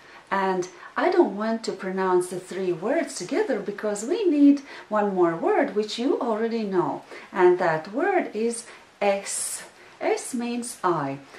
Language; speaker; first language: English; non-native, fluent; Latvian